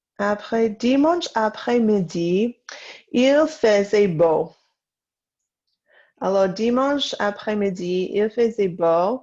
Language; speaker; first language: French; non-native, fluent; English